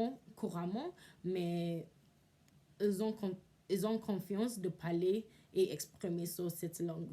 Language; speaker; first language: French; non-native, learner; English